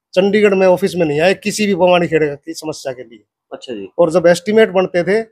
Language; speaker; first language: Hindi; native; Hindi